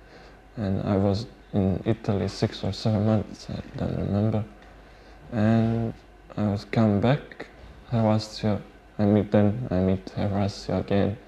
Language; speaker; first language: English; non-native, learner; Bosnian